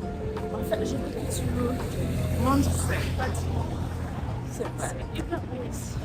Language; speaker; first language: French; non-native, fluent; German